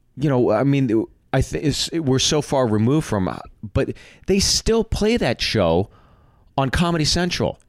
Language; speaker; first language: English; native; English